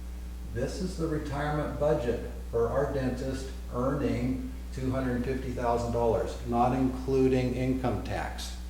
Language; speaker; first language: English; native; English